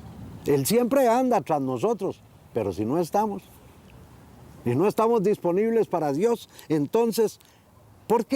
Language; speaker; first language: Spanish; native; Spanish